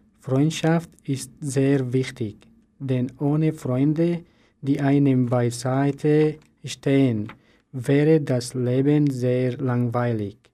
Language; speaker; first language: German; non-native, learner; Persian